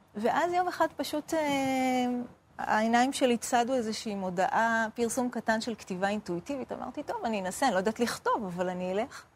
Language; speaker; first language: Hebrew; early bilingual, other home language; Arabic